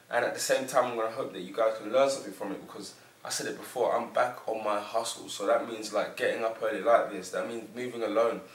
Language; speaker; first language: English; native; English